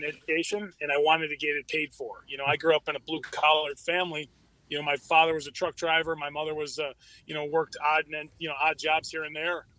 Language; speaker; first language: English; native; English